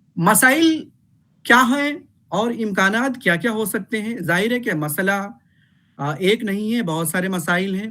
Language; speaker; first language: Urdu; native; Urdu